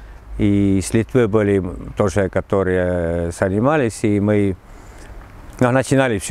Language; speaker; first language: Russian; non-native, learner; Estonian